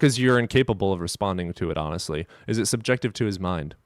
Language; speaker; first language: English; native; English